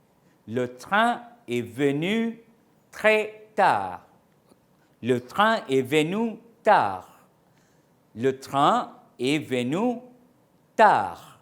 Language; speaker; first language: French; non-native, fluent; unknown